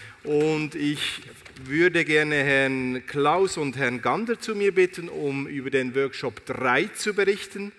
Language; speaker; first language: German; native; German